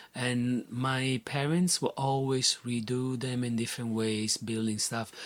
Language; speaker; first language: English; non-native, fluent; Italian